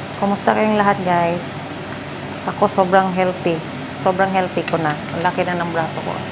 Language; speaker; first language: Filipino; non-native, local second language; Cebuano